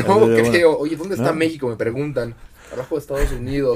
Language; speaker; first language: Spanish; native; Spanish